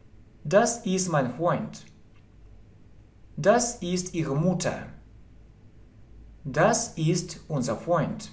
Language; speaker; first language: German; non-native, fluent; Russian